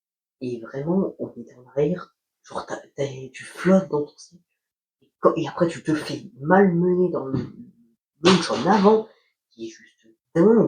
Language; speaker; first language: French; native; French